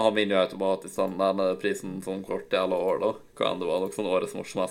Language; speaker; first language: Norwegian; native; Norwegian